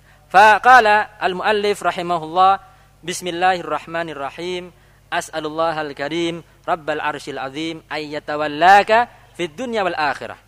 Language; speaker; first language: Arabic; non-native, fluent; Indonesian